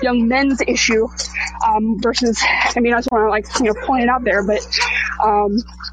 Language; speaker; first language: English; native; English